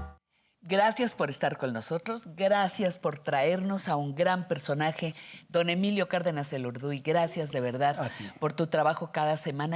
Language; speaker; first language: Spanish; native; Spanish